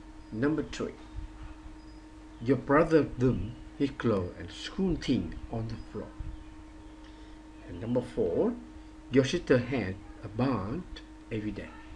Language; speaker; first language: English; non-native, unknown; Vietnamese